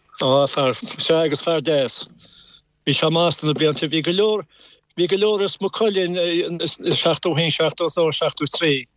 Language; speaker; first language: Irish; native; Irish